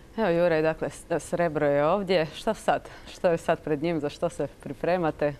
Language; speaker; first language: Croatian; native; Croatian